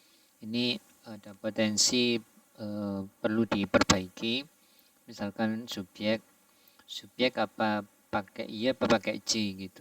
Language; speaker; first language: Indonesian; native; Indonesian